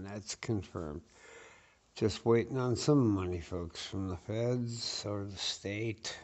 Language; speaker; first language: English; native; English